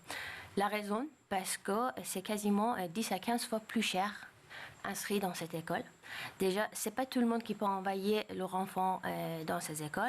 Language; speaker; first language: French; non-native, fluent; Persian